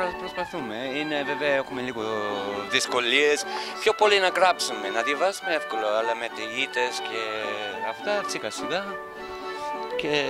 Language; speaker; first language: Greek; non-native, learner; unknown